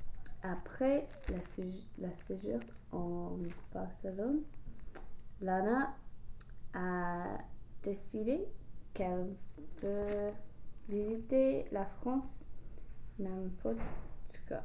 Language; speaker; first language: French; non-native, learner; English